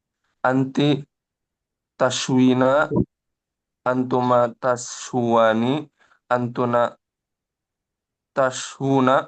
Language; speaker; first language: Arabic; non-native, learner; Indonesian